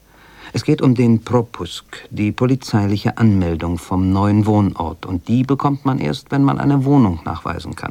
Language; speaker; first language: German; native; German